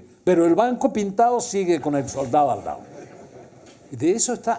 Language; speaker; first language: Spanish; native; Spanish